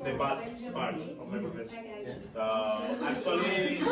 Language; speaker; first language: English; non-native, learner; Spanish